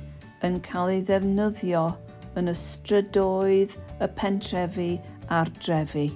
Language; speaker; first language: Welsh; non-native, fluent; English